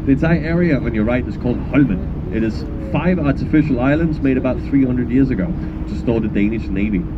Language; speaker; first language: English; non-native, fluent; Danish